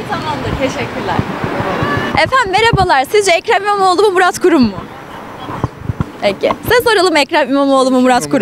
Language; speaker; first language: Turkish; native; Turkish